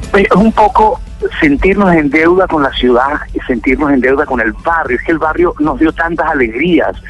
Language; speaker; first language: Spanish; native; Spanish